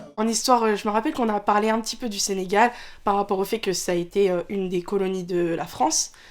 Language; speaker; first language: French; early bilingual, other home language; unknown